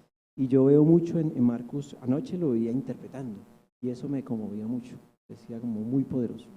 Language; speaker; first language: Spanish; native; Spanish